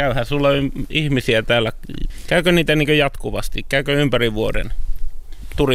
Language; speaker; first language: Finnish; native; Finnish